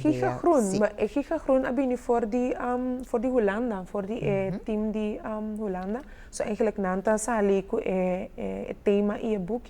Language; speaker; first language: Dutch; non-native, local second language; Papiamento